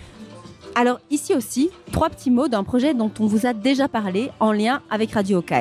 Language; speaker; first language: French; native; French